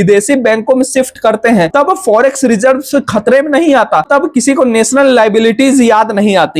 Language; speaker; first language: Hindi; native; Hindi